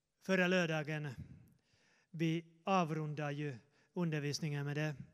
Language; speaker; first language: Swedish; non-native, fluent; Finnish